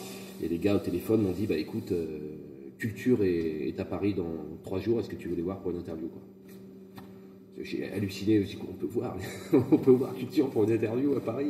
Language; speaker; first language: French; native; French